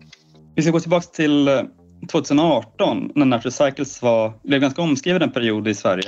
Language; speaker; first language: Swedish; native; Swedish